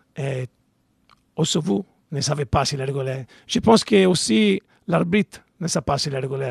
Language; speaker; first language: French; non-native, learner; Italian